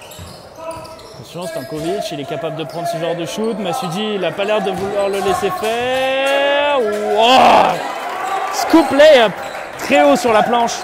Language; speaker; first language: French; native; French